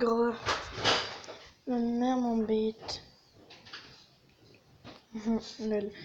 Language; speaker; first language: French; native; French